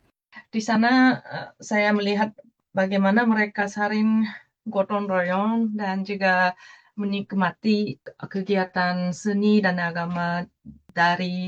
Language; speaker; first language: Indonesian; non-native, fluent; Japanese